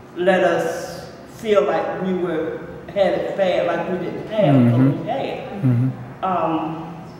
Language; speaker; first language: English; native; English